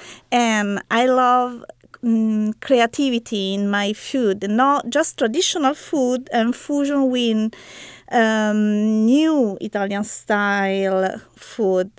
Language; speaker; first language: English; non-native, learner; Italian